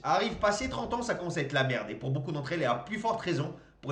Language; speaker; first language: French; native; French